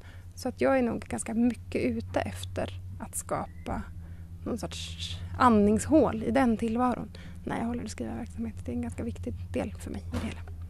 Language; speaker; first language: Swedish; native; Swedish